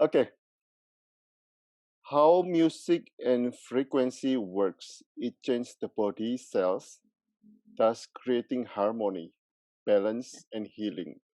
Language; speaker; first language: English; non-native, fluent; Indonesian